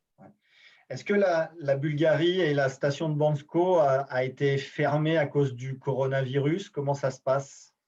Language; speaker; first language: French; native; French